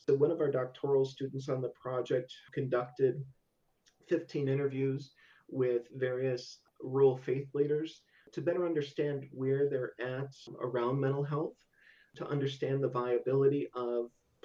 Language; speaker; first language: English; native; English